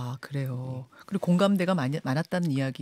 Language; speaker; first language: Korean; native; Korean